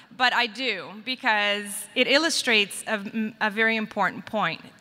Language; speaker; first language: English; native; English